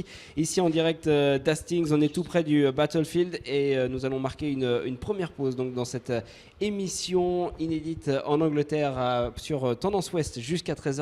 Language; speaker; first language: French; native; French